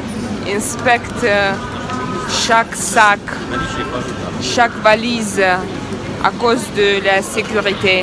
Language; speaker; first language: French; non-native, fluent; Russian